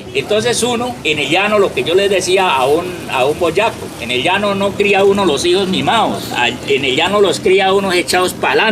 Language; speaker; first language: Spanish; native; Spanish